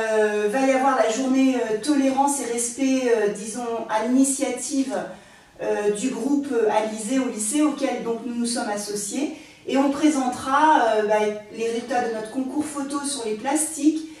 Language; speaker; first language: French; native; French